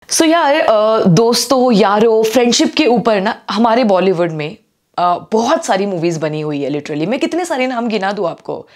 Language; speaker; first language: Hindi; non-native, local second language; Marathi